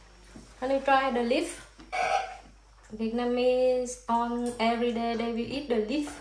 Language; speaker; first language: English; non-native, learner; Vietnamese